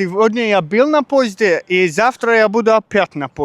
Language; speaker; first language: Russian; non-native, learner; English